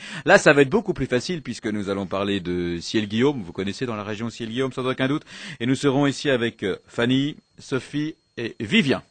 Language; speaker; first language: French; native; French